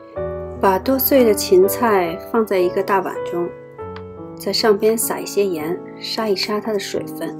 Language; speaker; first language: Chinese; native; Chinese